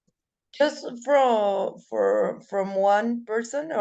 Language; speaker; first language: English; non-native, learner; Spanish